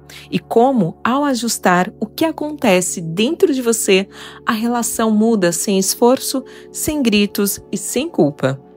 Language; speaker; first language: Portuguese; native; Portuguese